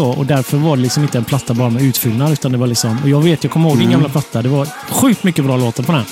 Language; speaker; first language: Swedish; native; Swedish